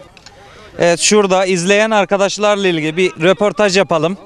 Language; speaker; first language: Turkish; native; Turkish